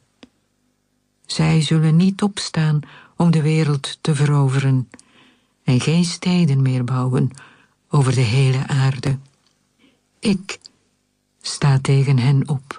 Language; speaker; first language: Dutch; native; Dutch